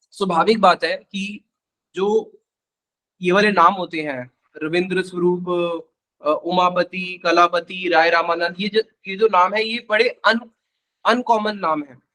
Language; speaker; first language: Hindi; native; Hindi